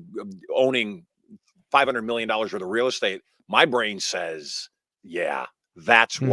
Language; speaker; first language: English; native; English